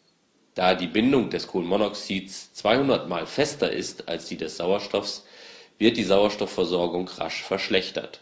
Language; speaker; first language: German; native; German